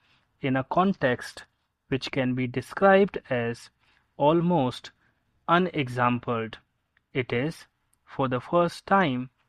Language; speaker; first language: English; non-native, local second language; Hindi